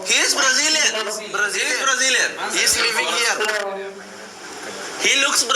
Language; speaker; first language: English; non-native, local second language; Malayalam